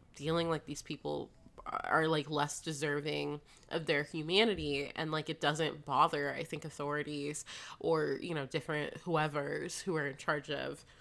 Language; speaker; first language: English; native; English